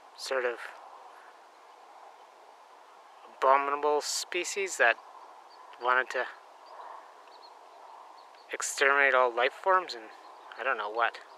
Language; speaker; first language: English; native; English